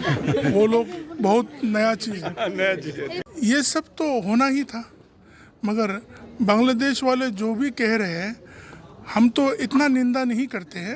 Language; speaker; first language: Hindi; non-native, local second language; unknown